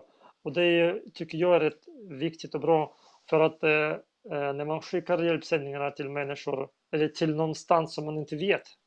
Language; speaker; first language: Swedish; non-native, fluent; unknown